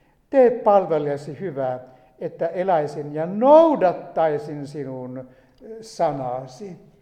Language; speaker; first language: Finnish; native; Finnish